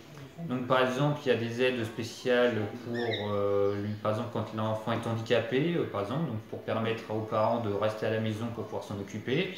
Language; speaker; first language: French; native; French